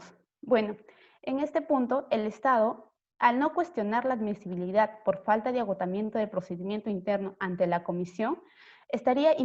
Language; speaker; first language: Spanish; native; Spanish